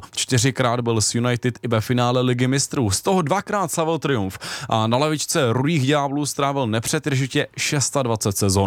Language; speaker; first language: Czech; native; Czech